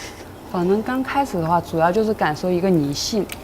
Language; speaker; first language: Chinese; native; Chinese